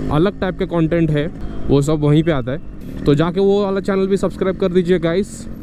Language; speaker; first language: Hindi; non-native, local second language; Odia